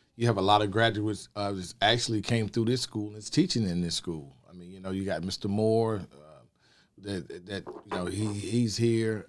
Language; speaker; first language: English; native; English